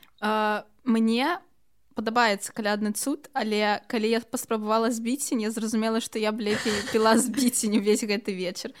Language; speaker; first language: Belarusian; non-native, local second language; Russian